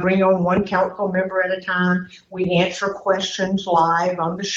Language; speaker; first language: English; native; English